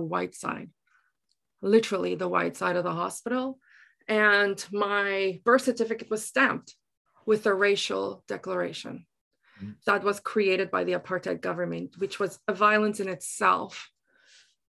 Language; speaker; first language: English; non-native, local second language; Afrikaans